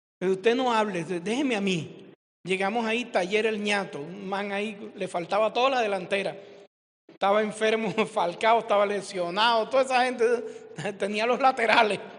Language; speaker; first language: Spanish; native; Spanish